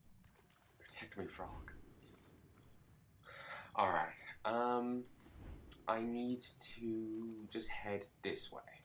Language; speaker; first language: English; native; English